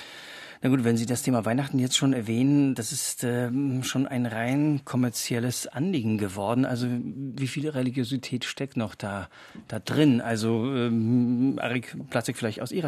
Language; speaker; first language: German; native; German